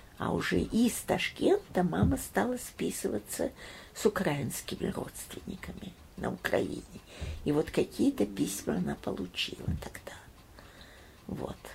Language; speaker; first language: Russian; early bilingual, heritage; Russian